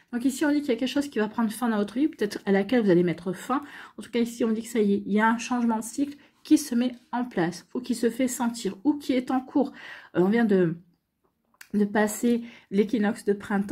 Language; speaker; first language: French; native; French